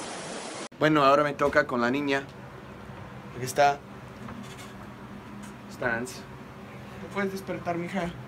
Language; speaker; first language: Spanish; non-native, fluent; English